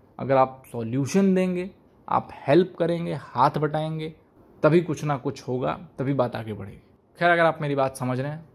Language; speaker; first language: Hindi; native; Hindi